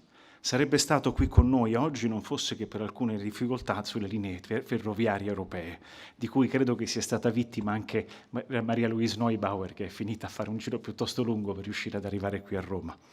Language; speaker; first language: Italian; native; Italian